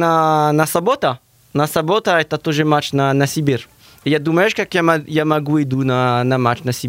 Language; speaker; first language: Russian; non-native, learner; French